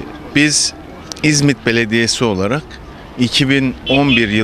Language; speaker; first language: Turkish; native; Turkish